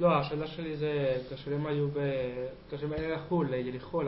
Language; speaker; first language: Hebrew; non-native, learner; Spanish